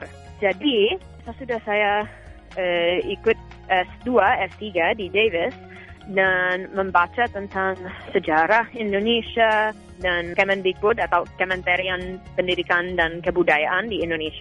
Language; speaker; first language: Indonesian; non-native, fluent; English